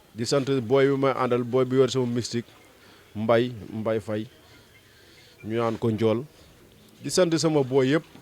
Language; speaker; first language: Wolof; native; Wolof